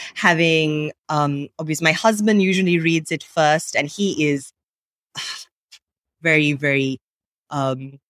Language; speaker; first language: English; non-native, local second language; Sinhala